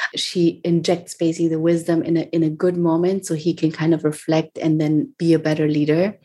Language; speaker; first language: English; non-native, fluent; German